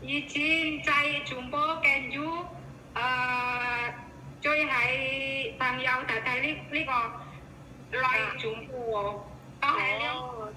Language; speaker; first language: Cantonese; non-native, learner; Indonesian